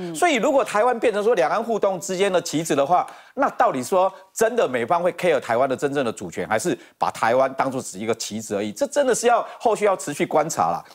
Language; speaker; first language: Chinese; native; Chinese